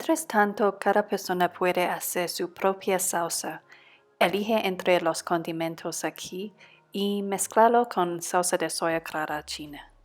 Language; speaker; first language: Spanish; non-native, fluent; Cantonese